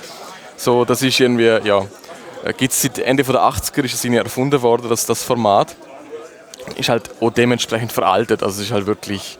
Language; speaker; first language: German; native; German